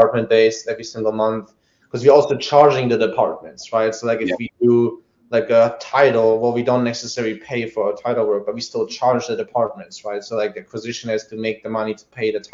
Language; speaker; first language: English; non-native, fluent; German